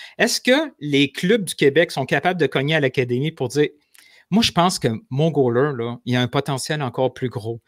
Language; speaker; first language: French; native; French